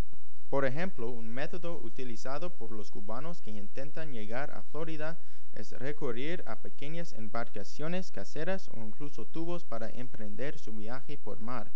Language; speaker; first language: Spanish; non-native, learner; English